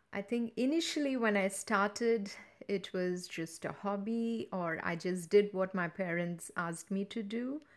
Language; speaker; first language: English; non-native, local second language; Tamil